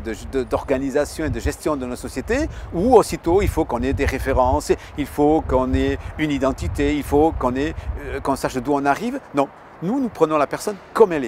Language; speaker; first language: French; native; French